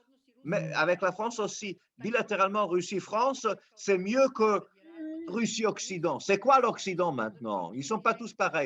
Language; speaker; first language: French; non-native, local second language; Serbian